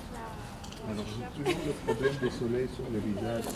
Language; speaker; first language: French; native; French